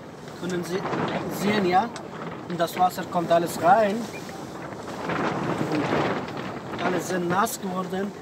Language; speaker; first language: German; non-native, learner; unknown